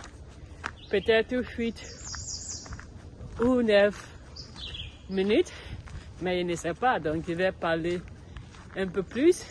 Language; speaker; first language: French; non-native, learner; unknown